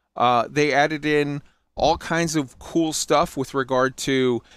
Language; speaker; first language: English; native; English